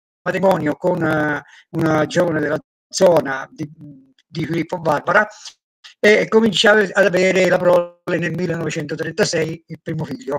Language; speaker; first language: Italian; native; Italian